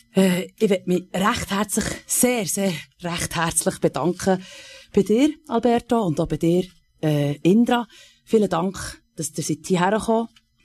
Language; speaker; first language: German; native; German